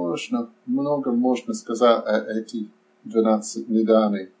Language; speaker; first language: Russian; non-native, fluent; English